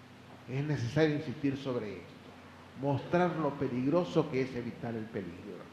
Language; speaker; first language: Spanish; native; Spanish